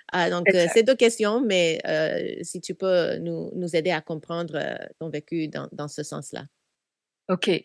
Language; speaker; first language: French; non-native, fluent; Korean